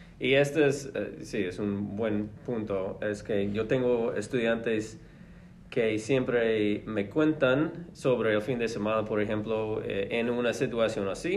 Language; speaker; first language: Spanish; non-native, fluent; English